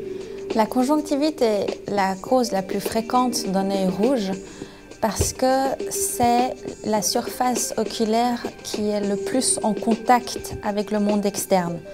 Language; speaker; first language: French; native; French